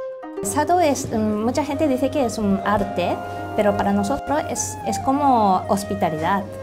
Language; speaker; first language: Spanish; non-native, learner; Japanese